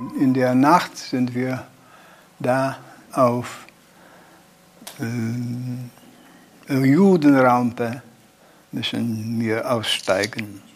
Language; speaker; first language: German; non-native, learner; Polish